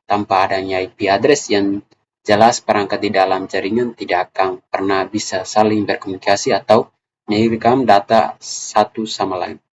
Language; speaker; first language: Indonesian; non-native, local second language; Tetum